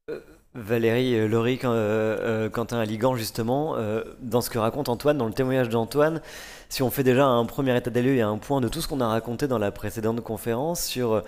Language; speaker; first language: French; native; French